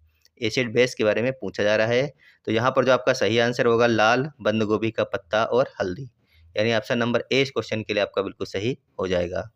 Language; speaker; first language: Hindi; native; Hindi